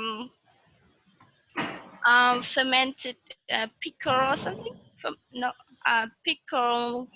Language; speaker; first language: English; non-native, learner; Vietnamese